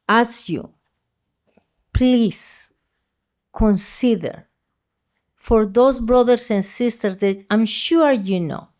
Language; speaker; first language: English; non-native, fluent; Spanish